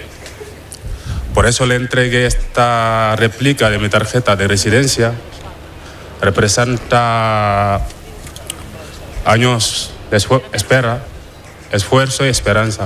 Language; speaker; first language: Spanish; non-native, fluent; Wolof